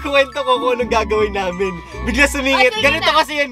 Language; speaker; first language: Filipino; native; Filipino